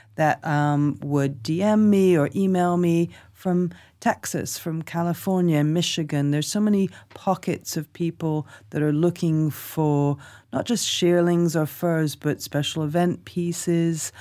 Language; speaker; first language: English; native; English